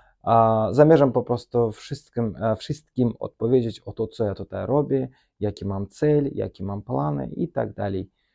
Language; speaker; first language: Polish; non-native, learner; Azerbaijani